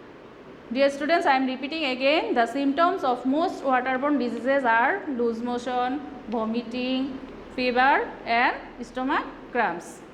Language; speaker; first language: English; non-native, local second language; Bangla